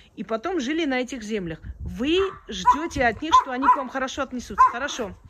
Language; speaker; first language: Russian; early bilingual, other home language; Armenian